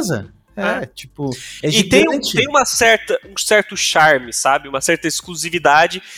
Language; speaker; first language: Portuguese; non-native, local second language; English